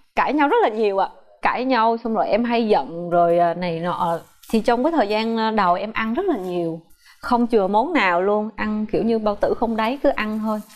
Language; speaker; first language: Vietnamese; native; Vietnamese